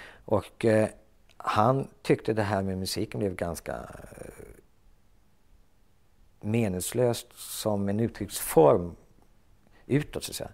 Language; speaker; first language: Swedish; native; Swedish